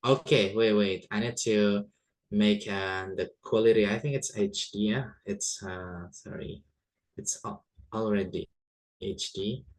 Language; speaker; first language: English; non-native, fluent; Indonesian